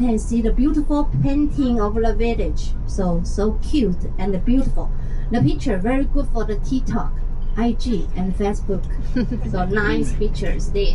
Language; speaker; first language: English; non-native, learner; Chinese